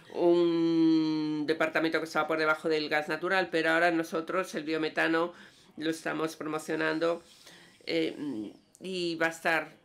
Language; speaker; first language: Spanish; non-native, fluent; Danish